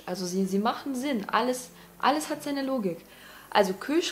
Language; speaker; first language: German; non-native, fluent; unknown